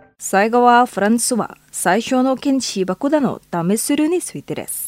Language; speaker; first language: Japanese; non-native, learner; Indonesian